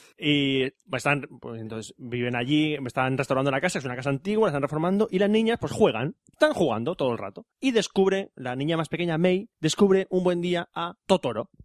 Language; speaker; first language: Spanish; native; Spanish